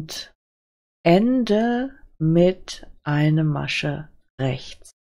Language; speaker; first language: German; native; German